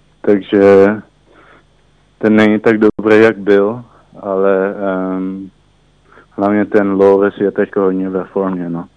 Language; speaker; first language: Czech; early bilingual, heritage; Czech